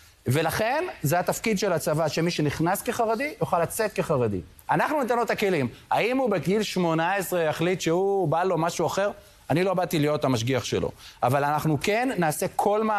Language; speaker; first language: Hebrew; native; Hebrew